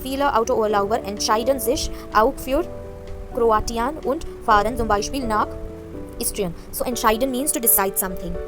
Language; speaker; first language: German; non-native, fluent; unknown